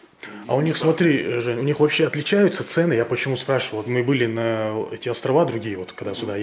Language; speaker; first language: Russian; native; Russian